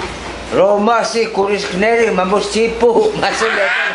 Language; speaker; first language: Chinese; non-native, local second language; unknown